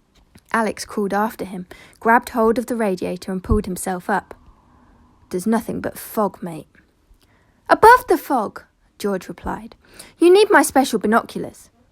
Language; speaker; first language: English; native; English